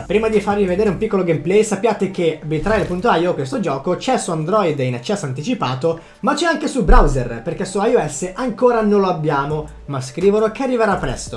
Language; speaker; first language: Italian; native; Italian